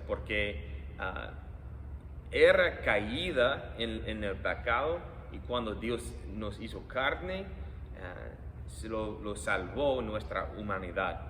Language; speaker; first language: Spanish; non-native, fluent; English